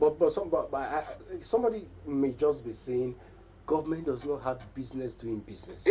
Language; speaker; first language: English; native; English